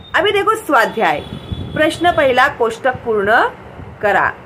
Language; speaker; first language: Hindi; non-native, local second language; Marathi